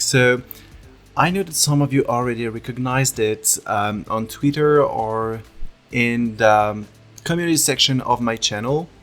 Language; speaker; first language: English; non-native, fluent; French